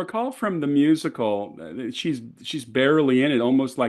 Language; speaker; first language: English; native; English